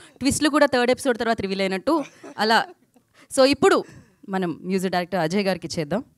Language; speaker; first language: Telugu; native; Telugu